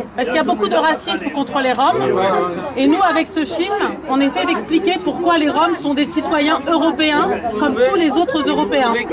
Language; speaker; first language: French; native; French